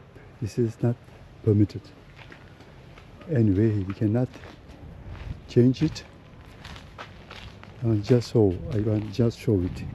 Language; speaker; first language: English; non-native, learner; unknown